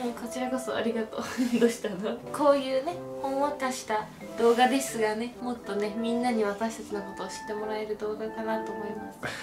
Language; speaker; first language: Japanese; native; Japanese